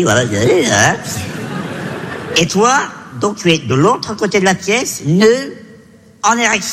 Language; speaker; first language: French; native; French